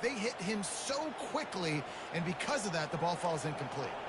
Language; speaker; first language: English; native; English